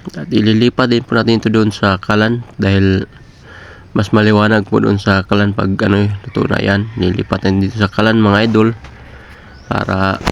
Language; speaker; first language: Filipino; non-native, local second language; Cebuano